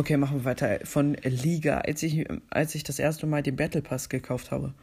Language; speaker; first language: German; native; German